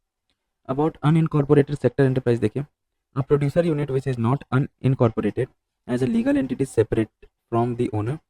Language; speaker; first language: English; non-native, local second language; Hindi